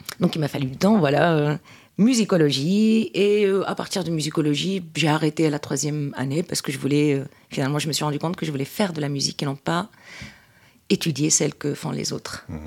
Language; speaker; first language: French; non-native, local second language; Arabic